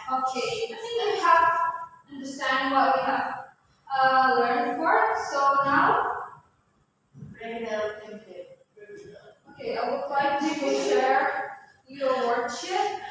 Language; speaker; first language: English; non-native, fluent; Indonesian